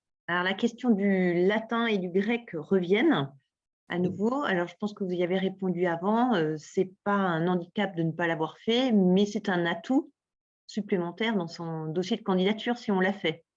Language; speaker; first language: French; native; French